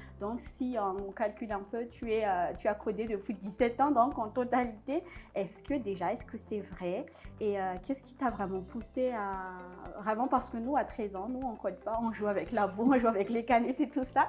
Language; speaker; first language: French; non-native, local second language; Malagasy